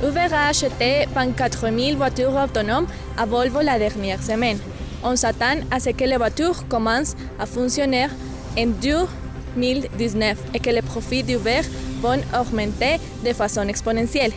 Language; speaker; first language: French; non-native, learner; Spanish